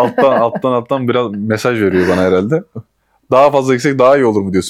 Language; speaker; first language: Turkish; native; Turkish